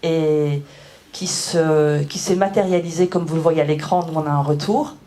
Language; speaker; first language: French; native; French